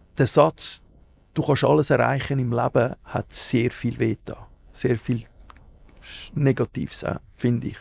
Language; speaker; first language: German; early bilingual, other home language; Spanish